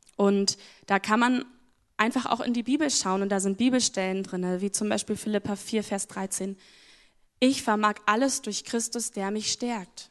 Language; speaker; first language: German; native; German